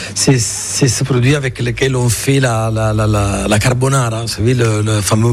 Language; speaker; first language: French; non-native, fluent; Italian